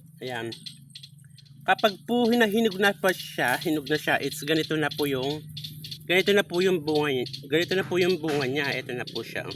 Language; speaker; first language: Filipino; native; Filipino